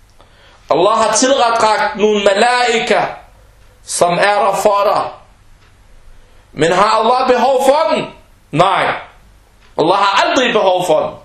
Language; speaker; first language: Danish; early bilingual, other home language; Arabic